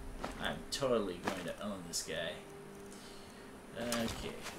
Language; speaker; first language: English; native; English